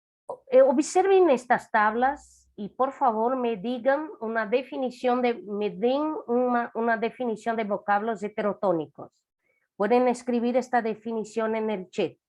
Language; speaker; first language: Spanish; non-native, fluent; Portuguese